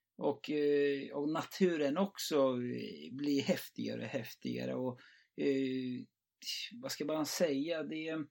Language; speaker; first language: Swedish; non-native, fluent; Turkish